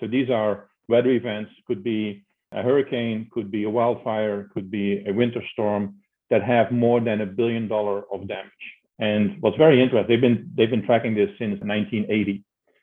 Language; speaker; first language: English; non-native, fluent; Dutch